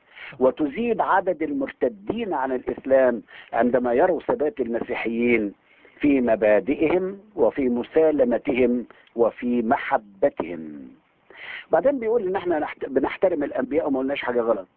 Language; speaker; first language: Arabic; native; Arabic